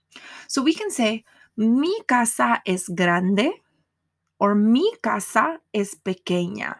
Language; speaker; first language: Spanish; non-native, fluent; English